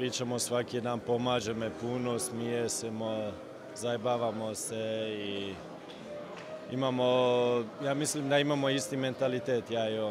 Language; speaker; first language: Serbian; early bilingual, heritage; Swedish